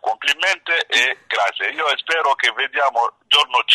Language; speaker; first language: Italian; non-native, learner; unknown